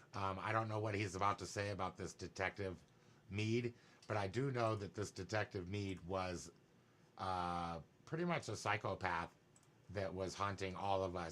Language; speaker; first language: English; native; English